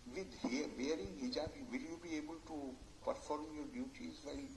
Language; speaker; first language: English; non-native, local second language; Hindi